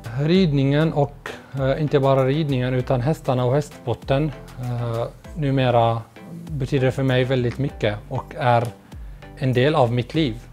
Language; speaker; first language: Swedish; non-native, fluent; Arabic